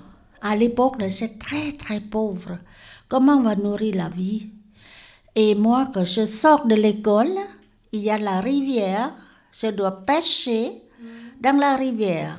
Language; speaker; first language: French; non-native, learner; Lao